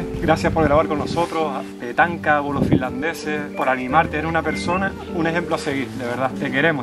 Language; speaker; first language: Spanish; native; Spanish